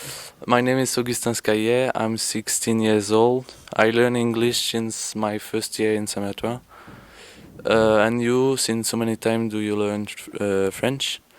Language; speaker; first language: English; non-native, learner; French